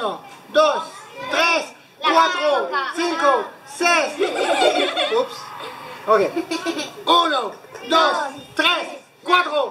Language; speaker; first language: Spanish; non-native, learner; French